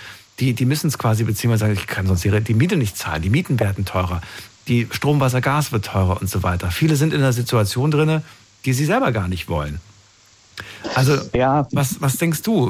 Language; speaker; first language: German; native; German